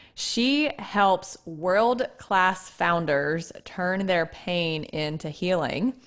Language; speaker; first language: English; native; English